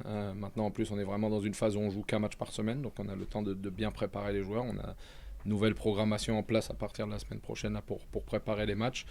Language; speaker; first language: French; native; French